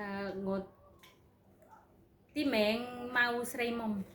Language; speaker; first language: Cantonese; non-native, learner; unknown